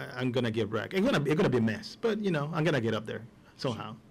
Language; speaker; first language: English; non-native, fluent; Spanish